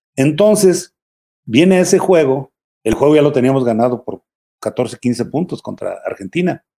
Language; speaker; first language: Spanish; native; Spanish